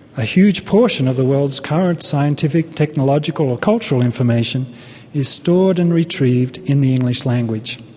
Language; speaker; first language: English; native; English